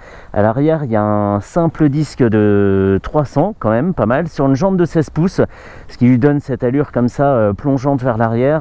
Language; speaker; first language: French; native; French